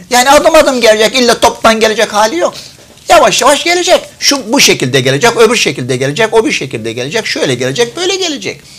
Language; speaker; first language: Turkish; non-native, fluent; Arabic